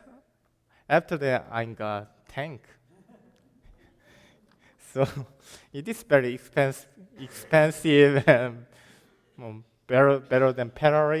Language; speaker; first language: English; non-native, learner; Korean